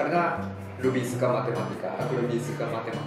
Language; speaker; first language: Indonesian; non-native, learner; Japanese